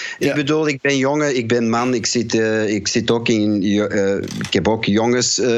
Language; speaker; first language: Dutch; native; Dutch